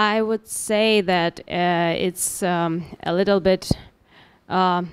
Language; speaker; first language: English; non-native, learner; Russian